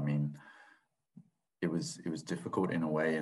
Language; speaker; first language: English; non-native, local second language; Thai